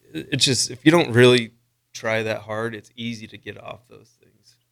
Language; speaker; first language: English; native; English